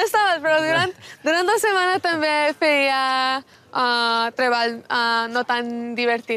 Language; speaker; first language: Catalan; non-native, fluent; English